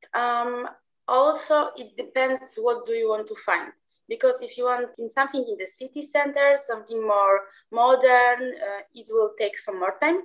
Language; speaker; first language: English; non-native, fluent; Polish